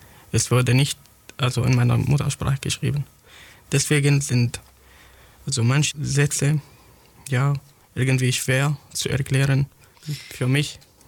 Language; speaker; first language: German; non-native, fluent; Arabic